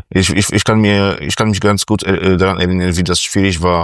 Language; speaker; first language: German; non-native, fluent; Polish